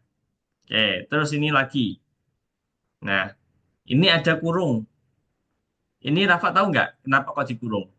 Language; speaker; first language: Indonesian; native; Indonesian